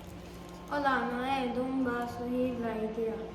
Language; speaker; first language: Catalan; non-native, local second language; Spanish